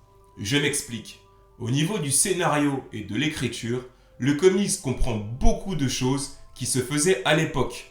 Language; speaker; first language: French; native; French